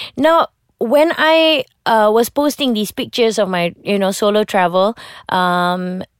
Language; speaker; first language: English; non-native, local second language; Malay